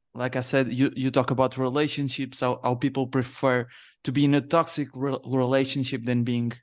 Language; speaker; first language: English; non-native, learner; Portuguese